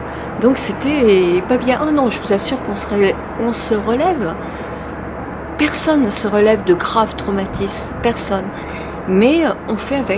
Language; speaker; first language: French; native; French